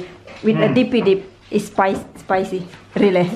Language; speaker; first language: English; non-native, learner; Indonesian